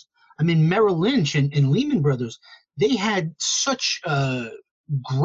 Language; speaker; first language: English; native; English